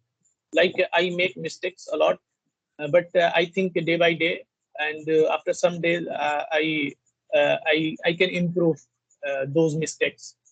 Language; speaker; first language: English; non-native, learner; Hindi